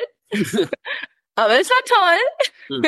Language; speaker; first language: German; early bilingual, heritage; English